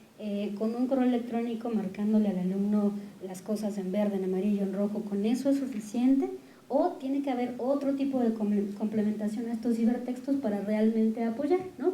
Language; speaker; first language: Spanish; native; Spanish